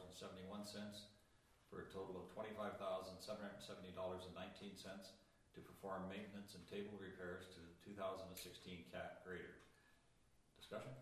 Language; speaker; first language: English; native; English